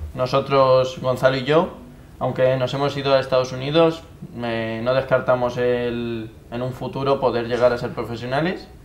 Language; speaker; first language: Spanish; native; Spanish